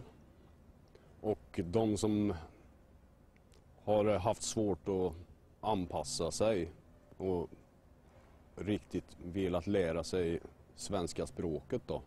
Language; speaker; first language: Swedish; native; Swedish